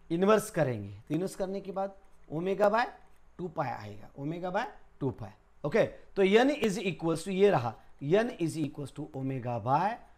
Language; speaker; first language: Hindi; non-native, local second language; Marathi